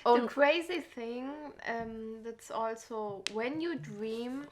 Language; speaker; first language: English; non-native, learner; German